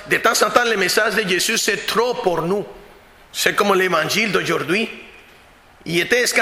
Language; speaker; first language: French; non-native, fluent; Spanish